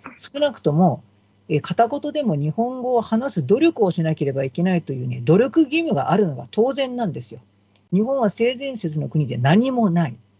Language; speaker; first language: Japanese; native; Japanese